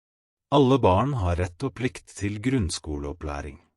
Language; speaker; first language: Norwegian; non-native, fluent; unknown